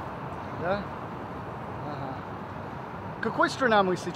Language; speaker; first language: Russian; non-native, learner; English